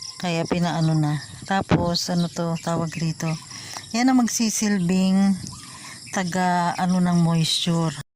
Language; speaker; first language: Filipino; native; Filipino